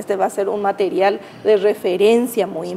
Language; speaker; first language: Spanish; native; Spanish